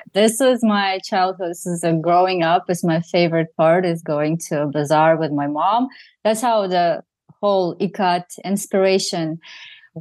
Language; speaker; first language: English; non-native, fluent; Russian